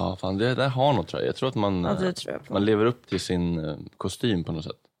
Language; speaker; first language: Swedish; native; Swedish